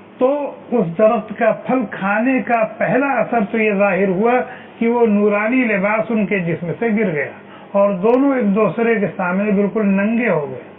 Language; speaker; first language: Urdu; native; Urdu